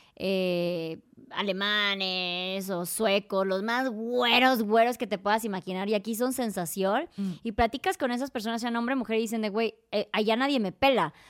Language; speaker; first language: Spanish; native; Spanish